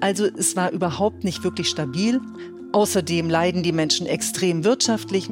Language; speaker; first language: German; native; German